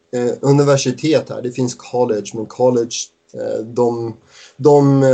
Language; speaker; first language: Swedish; native; Swedish